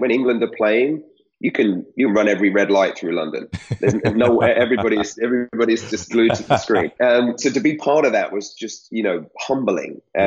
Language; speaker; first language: English; native; English